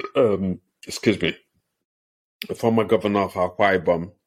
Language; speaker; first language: English; non-native, local second language; Igbo